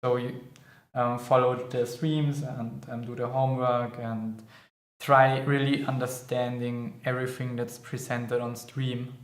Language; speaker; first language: English; non-native, fluent; German